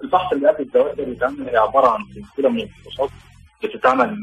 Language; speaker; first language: Arabic; native; Arabic